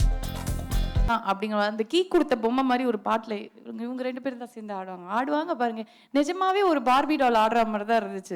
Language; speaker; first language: Tamil; native; Tamil